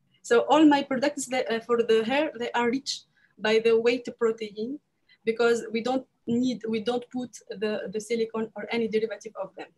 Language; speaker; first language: English; non-native, learner; French